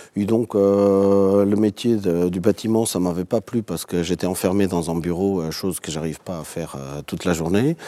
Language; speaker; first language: French; non-native, fluent; Portuguese